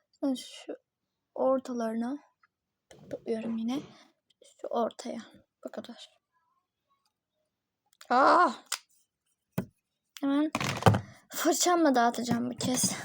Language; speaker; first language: Turkish; native; Turkish